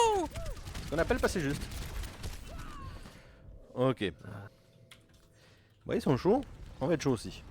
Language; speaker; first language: French; native; French